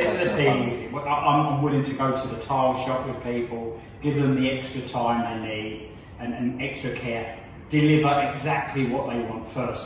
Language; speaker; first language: English; native; English